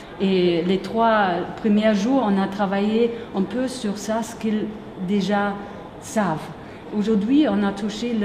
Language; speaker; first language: French; non-native, fluent; German